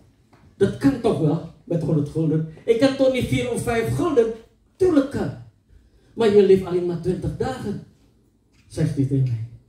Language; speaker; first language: Dutch; non-native, learner; Indonesian